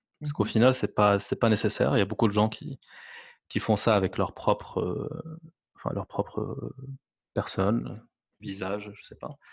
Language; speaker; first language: French; non-native, local second language; Arabic